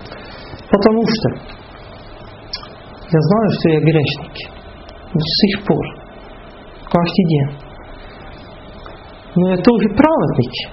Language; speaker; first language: Russian; non-native, fluent; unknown